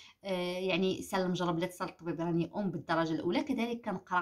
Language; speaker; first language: Arabic; native; Arabic